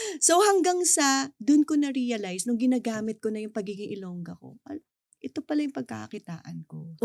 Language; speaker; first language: Filipino; non-native, local second language; Hiligaynon